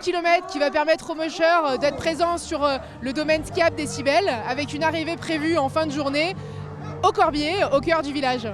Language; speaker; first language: French; native; French